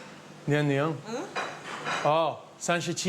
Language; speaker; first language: Chinese; non-native, learner; English